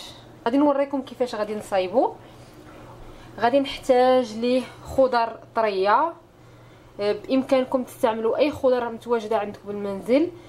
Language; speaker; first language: Arabic; native; Arabic